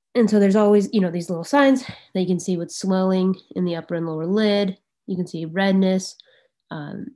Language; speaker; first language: English; native; English